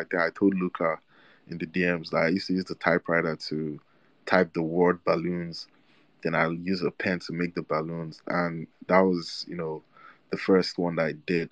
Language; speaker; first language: English; non-native, local second language; Igbo